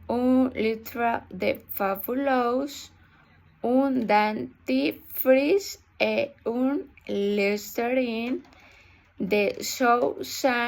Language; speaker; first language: French; non-native, learner; Spanish